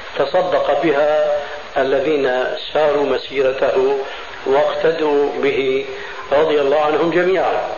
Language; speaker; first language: Arabic; early bilingual, other home language; Albanian